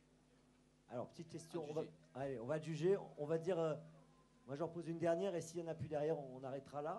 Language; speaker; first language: French; native; French